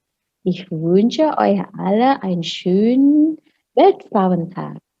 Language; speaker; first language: German; non-native, fluent; Indonesian